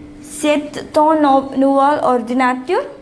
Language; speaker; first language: French; non-native, fluent; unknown